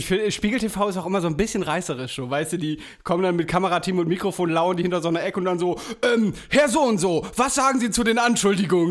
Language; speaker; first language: German; native; German